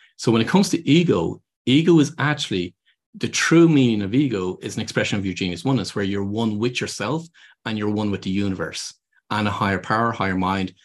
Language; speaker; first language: English; native; English